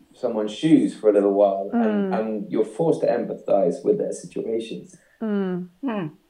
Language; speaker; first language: English; native; English